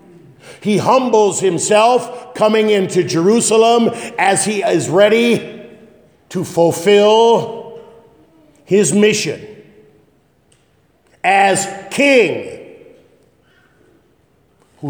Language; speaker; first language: English; native; English